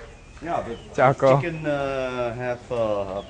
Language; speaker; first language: English; non-native, learner; German